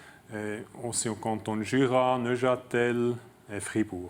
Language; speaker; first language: French; non-native, learner; German